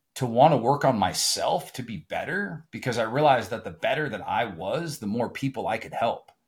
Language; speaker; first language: English; native; English